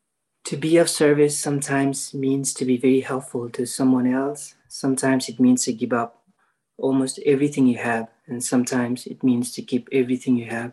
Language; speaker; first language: English; non-native, local second language; Nepali